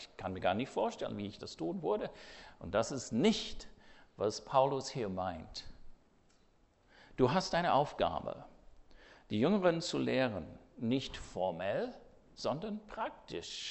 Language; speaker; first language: German; non-native, fluent; English